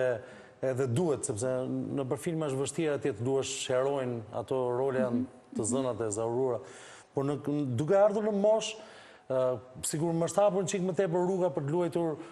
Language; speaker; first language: Albanian; native; Albanian